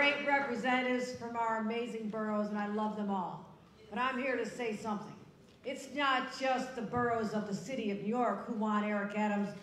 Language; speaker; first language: English; native; English